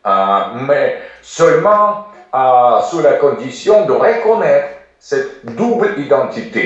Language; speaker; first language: French; non-native, fluent; Russian